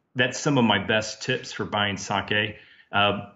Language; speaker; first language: English; native; English